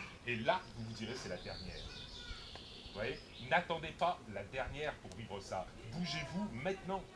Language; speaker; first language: French; native; French